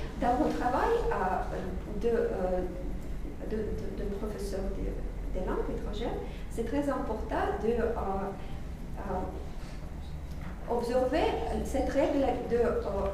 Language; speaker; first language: French; non-native, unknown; Russian